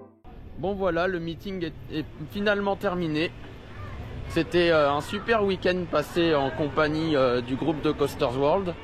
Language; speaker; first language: French; native; French